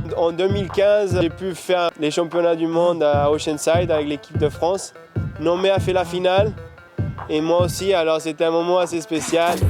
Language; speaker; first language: French; early bilingual, heritage; French